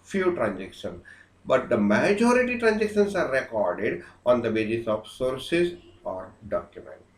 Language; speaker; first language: English; non-native, local second language; Gujarati